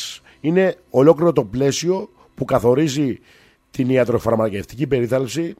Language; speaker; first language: Greek; native; Greek